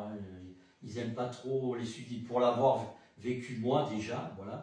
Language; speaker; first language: French; native; French